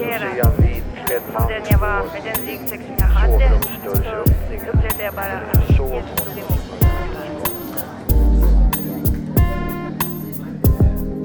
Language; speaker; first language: Swedish; non-native, fluent; Persian